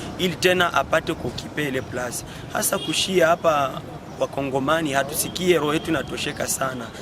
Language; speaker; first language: Swahili; native; Swahili